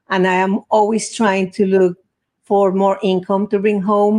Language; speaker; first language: English; non-native, fluent; Spanish